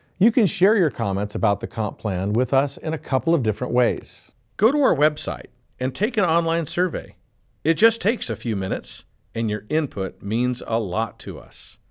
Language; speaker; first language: English; native; English